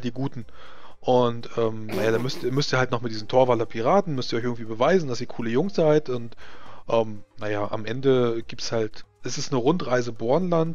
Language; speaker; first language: German; native; German